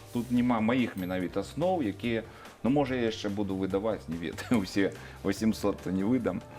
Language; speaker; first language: Belarusian; native; Belarusian